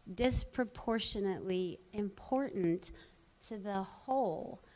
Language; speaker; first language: English; native; English